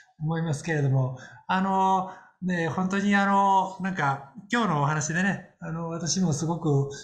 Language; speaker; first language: Japanese; native; Japanese